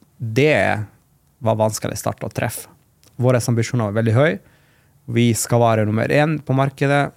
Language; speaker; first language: Norwegian; non-native, fluent; Macedonian